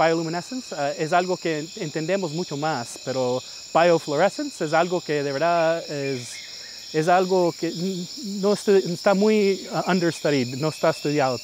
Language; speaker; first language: Spanish; early bilingual, heritage; English